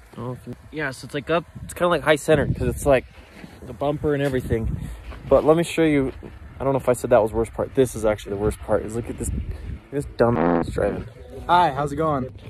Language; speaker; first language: English; native; English